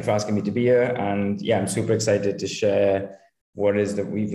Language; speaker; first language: English; native; English